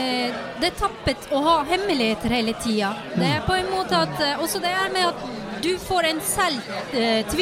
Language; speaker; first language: Norwegian; non-native, fluent; Turkish